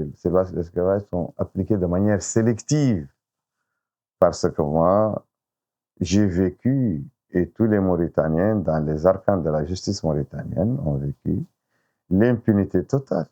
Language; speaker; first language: French; non-native, local second language; Arabic